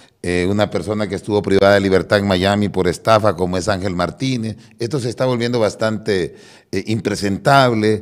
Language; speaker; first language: Spanish; native; Spanish